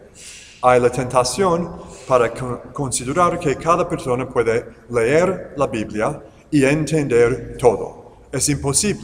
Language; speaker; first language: Spanish; non-native, fluent; English